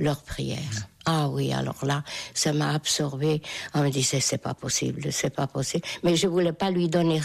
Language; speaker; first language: French; non-native, fluent; Hungarian